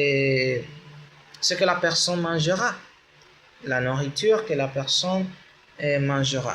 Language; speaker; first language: French; non-native, learner; Spanish